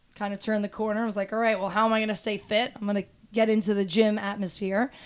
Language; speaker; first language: English; native; English